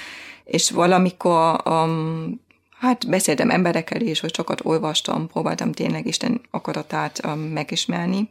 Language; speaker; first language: Hungarian; non-native, fluent; German